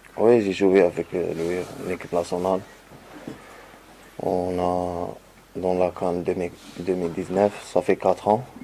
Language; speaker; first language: French; non-native, learner; Arabic